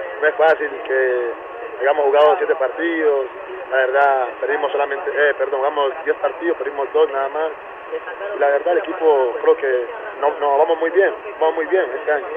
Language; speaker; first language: Spanish; native; Spanish